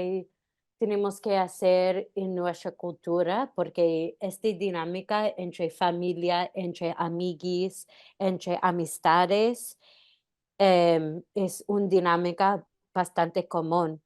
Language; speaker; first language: Spanish; non-native, fluent; English